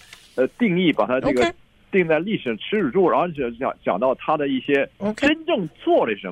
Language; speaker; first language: Chinese; native; Chinese